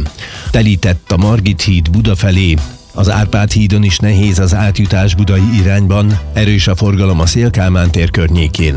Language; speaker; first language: Hungarian; native; Hungarian